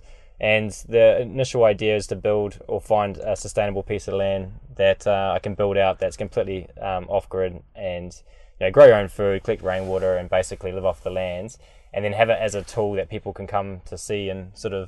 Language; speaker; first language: English; native; English